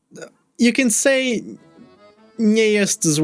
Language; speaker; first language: Polish; early bilingual, heritage; Polish